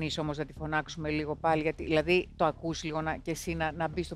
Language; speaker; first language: Greek; native; Greek